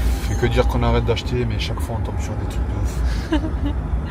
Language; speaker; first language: French; native; French